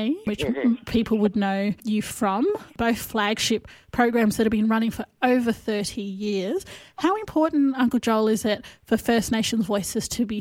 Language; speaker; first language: English; native; English